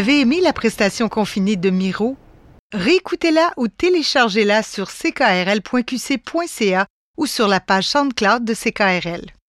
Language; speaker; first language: French; native; French